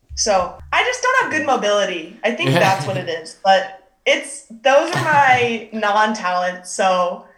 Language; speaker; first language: English; native; English